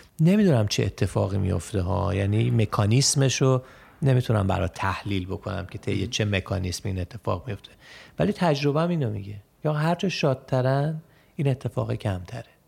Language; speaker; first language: Persian; native; Persian